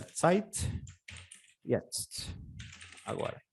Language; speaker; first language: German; non-native, fluent; Portuguese